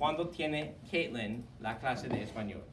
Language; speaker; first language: Spanish; non-native, fluent; English